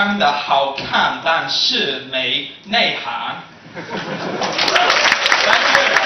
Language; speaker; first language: Chinese; non-native, learner; English